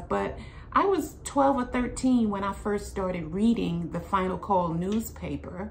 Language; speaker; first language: English; native; English